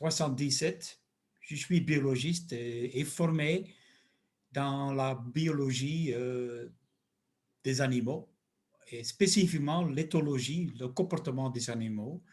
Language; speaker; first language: French; non-native, local second language; Dutch